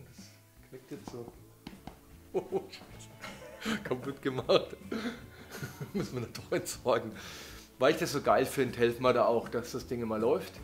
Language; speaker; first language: German; native; German